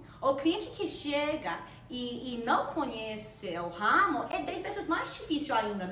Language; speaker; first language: Portuguese; non-native, fluent; Spanish